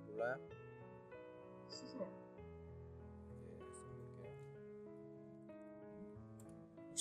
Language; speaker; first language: Korean; non-native, learner; Chinese